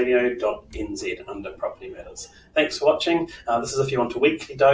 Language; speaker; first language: English; native; English